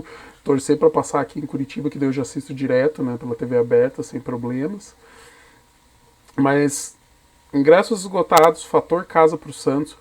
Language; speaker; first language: Portuguese; native; Portuguese